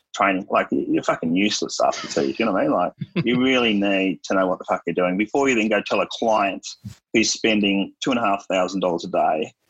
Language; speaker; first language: English; native; English